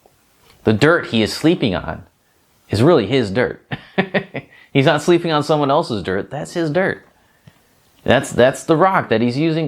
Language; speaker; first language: English; native; English